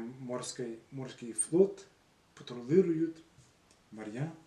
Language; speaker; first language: Russian; non-native, learner; English